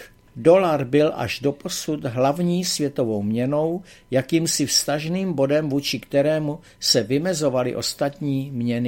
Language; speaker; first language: Czech; native; Czech